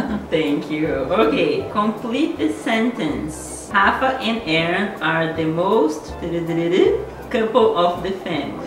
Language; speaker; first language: English; non-native, fluent; Portuguese